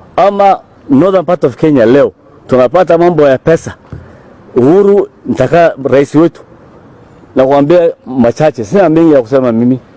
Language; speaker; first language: Swahili; non-native, local second language; Somali